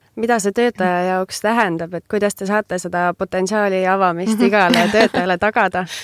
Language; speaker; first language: Estonian; native; Estonian